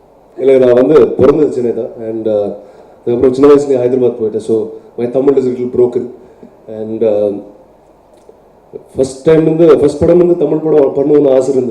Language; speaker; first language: Tamil; non-native, local second language; Telugu